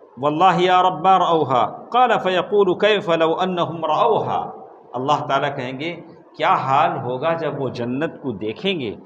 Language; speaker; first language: Urdu; native; Urdu